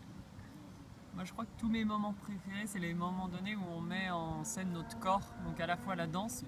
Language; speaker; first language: French; native; French